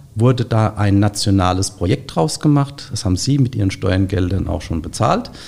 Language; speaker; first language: German; native; German